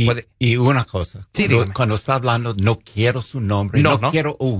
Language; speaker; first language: Spanish; non-native, fluent; English